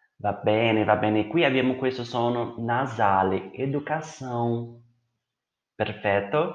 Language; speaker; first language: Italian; non-native, fluent; Portuguese